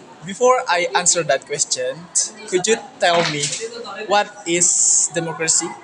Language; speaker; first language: English; non-native, learner; Indonesian